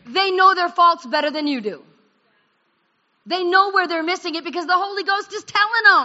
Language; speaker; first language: English; native; English